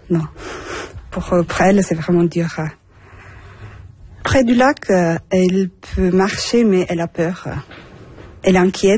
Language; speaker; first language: French; non-native, fluent; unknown